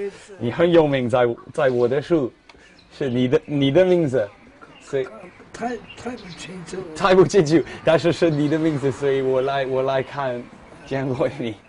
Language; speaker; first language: Chinese; non-native, learner; English